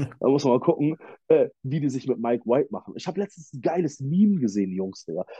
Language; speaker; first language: German; native; German